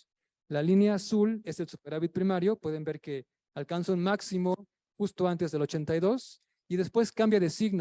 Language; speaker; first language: Spanish; native; Spanish